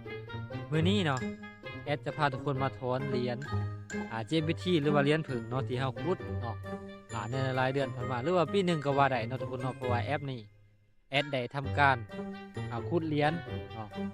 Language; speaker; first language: Thai; non-native, local second language; Northeastern Thai